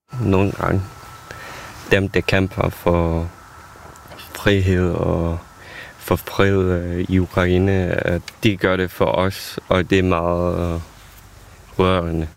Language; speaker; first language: Danish; non-native, fluent; Ukrainian